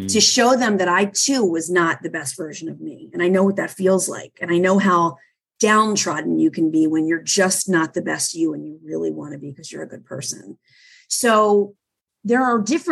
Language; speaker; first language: English; native; English